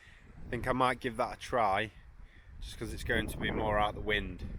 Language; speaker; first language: English; native; English